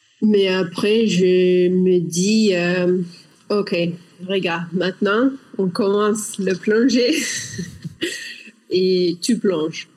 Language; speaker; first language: French; non-native, learner; Russian